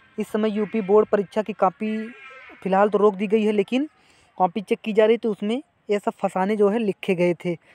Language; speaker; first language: Hindi; native; Hindi